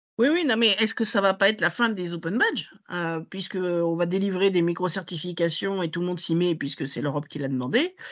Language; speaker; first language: French; native; French